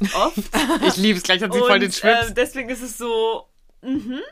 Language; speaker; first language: German; early bilingual, other home language; Pashto